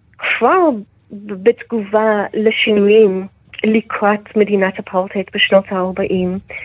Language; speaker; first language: Hebrew; non-native, fluent; English